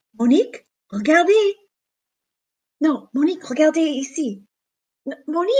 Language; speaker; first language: French; non-native, fluent; English